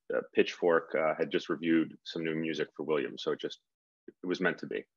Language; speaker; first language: English; native; English